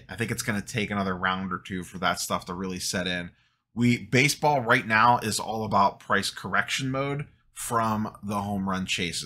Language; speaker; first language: English; native; English